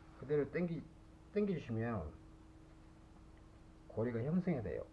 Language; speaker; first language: Korean; native; Korean